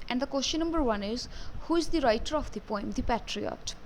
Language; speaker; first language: English; non-native, local second language; Punjabi